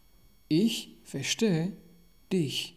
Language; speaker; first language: German; non-native, learner; Tajik